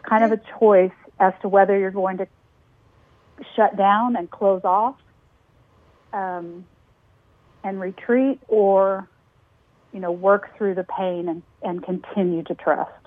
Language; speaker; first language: English; native; English